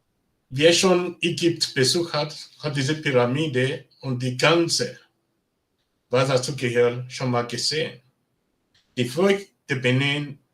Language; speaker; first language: German; non-native, learner; Bini